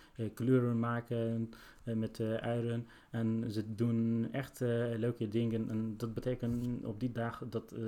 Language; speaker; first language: Dutch; non-native, learner; Arabic